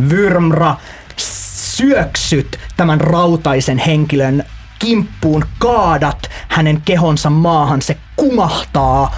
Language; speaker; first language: Finnish; native; Finnish